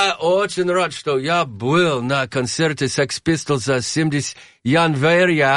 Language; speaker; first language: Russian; non-native, learner; English